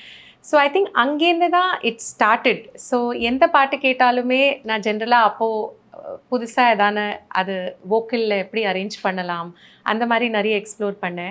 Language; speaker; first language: Tamil; non-native, fluent; Malayalam